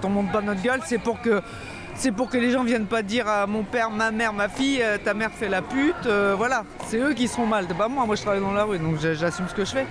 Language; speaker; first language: French; native; French